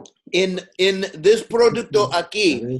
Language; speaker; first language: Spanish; non-native, learner; English